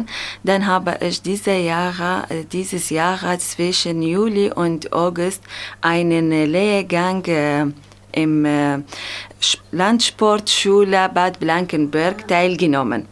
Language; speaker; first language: German; non-native, learner; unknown